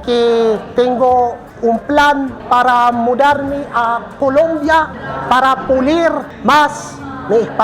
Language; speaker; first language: Spanish; non-native, fluent; Filipino